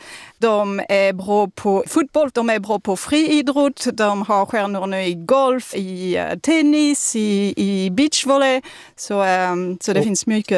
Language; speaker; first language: Swedish; non-native, fluent; French